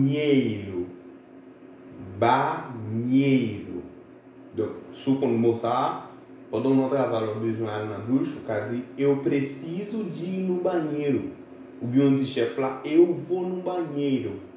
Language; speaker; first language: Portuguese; non-native, fluent; Haitian Creole